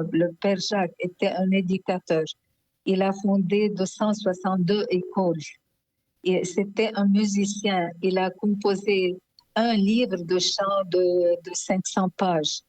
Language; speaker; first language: French; non-native, local second language; Arabic